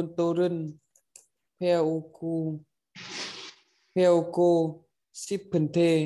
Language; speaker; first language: Korean; non-native, learner; Vietnamese